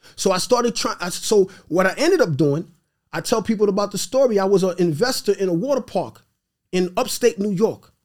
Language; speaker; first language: English; early bilingual, other home language; Haitian Creole